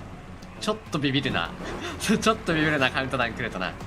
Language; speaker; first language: Japanese; native; Japanese